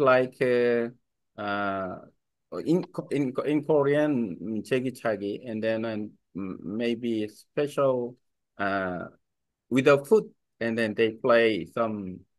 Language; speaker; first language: English; non-native, learner; Korean